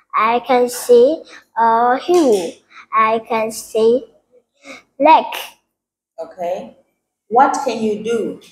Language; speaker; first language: English; non-native, learner; Vietnamese